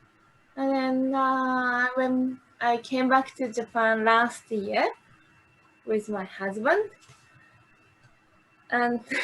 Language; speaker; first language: English; non-native, learner; Japanese